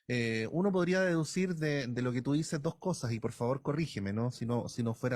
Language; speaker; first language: Spanish; native; Spanish